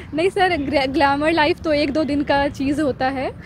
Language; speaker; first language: Hindi; native; Hindi